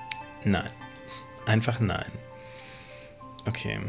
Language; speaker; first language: German; native; German